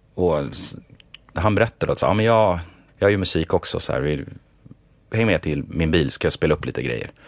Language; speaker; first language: Swedish; native; Swedish